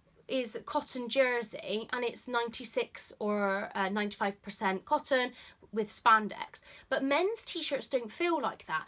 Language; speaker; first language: English; native; English